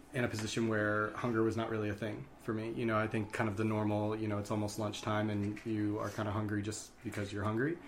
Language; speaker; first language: English; native; English